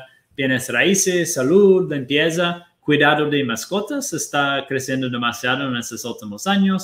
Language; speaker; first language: Spanish; non-native, fluent; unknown